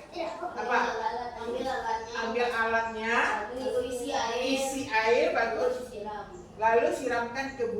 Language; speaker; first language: Indonesian; native; Indonesian